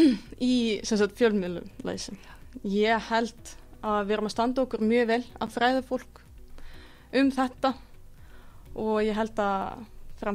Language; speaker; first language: Icelandic; non-native, fluent; Russian